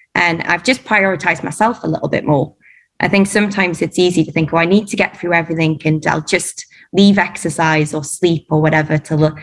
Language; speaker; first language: English; native; English